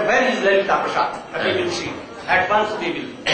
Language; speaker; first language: English; non-native, learner; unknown